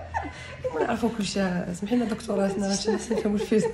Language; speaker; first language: Arabic; native; Arabic